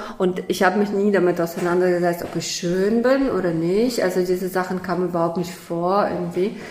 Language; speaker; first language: German; early bilingual, other home language; Russian